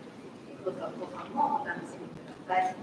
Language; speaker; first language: Japanese; native; Japanese